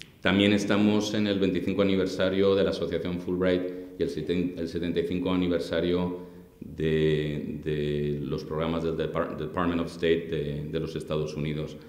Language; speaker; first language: Spanish; native; Spanish